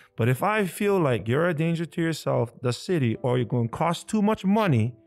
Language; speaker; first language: English; native; English